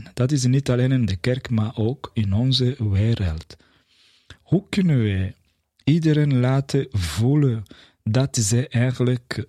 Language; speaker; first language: Dutch; non-native, fluent; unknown